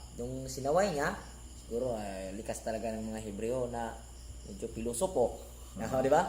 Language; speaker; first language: Filipino; non-native, local second language; Cebuano